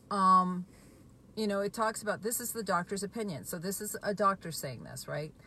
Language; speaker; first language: English; native; English